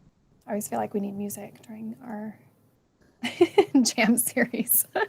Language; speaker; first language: English; native; English